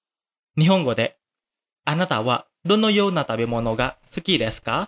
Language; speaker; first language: Japanese; non-native, fluent; Indonesian